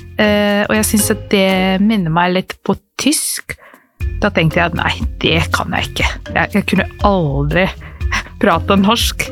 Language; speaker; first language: Norwegian; non-native, fluent; Serbian